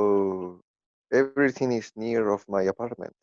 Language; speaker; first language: English; non-native, learner; Spanish